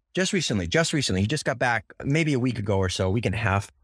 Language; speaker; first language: English; early bilingual, other home language; Russian